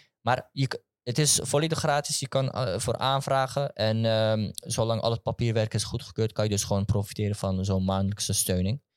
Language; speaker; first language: Dutch; early bilingual, other home language; Turkish